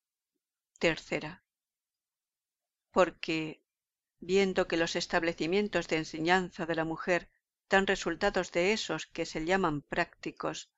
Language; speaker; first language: Spanish; native; Spanish